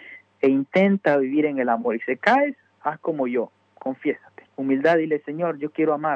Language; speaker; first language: Spanish; native; Spanish